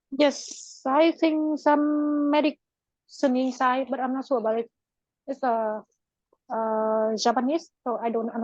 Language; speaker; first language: English; non-native, learner; Vietnamese